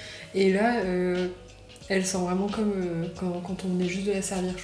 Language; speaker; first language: French; native; French